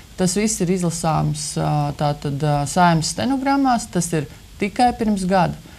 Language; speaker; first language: Latvian; native; Latvian